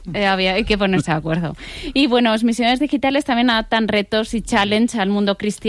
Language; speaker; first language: Spanish; native; Spanish